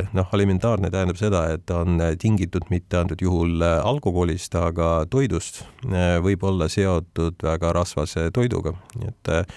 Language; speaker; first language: Estonian; non-native, local second language; Russian